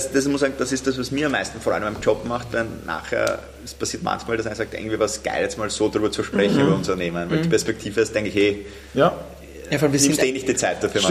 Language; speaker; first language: German; native; German